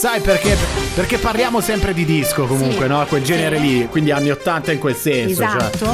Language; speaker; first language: Italian; native; Italian